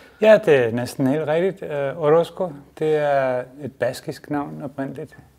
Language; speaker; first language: Danish; non-native, fluent; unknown